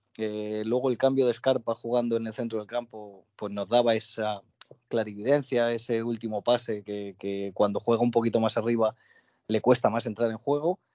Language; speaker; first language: Spanish; native; Spanish